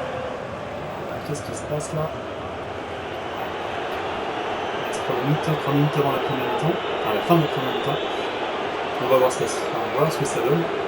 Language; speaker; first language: French; native; French